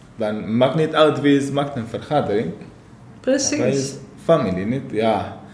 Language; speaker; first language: Dutch; non-native, fluent; Arabic